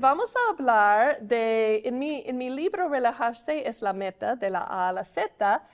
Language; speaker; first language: Spanish; non-native, learner; English